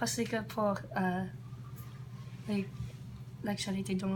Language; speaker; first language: French; non-native, learner; English